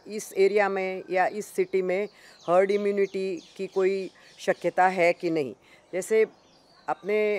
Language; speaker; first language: Hindi; non-native, local second language; Gujarati